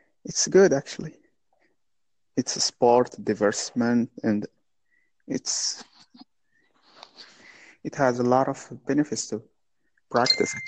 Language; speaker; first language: English; non-native, learner; Arabic